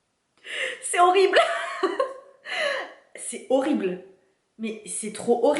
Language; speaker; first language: French; native; French